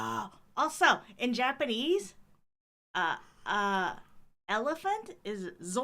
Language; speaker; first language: English; native; English